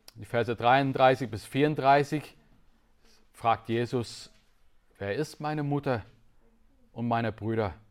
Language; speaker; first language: German; non-native, fluent; English